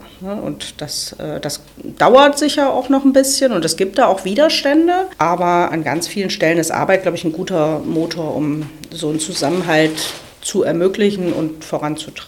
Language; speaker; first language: German; native; German